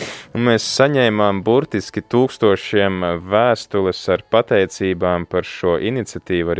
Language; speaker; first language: Latvian; native; Latvian